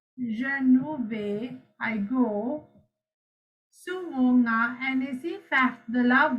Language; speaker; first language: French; non-native, learner; Sinhala